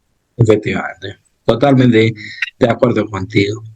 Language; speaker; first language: Spanish; native; Spanish